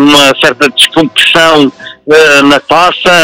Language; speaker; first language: Portuguese; native; Portuguese